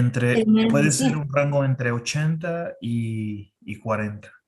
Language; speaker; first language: Spanish; non-native, fluent; English